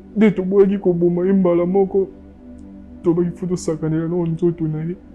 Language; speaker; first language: Lingala; non-native, local second language; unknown